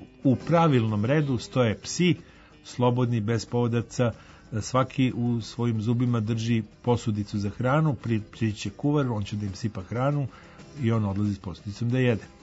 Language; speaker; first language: Croatian; native; Croatian